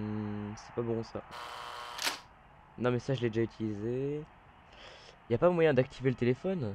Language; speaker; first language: French; native; French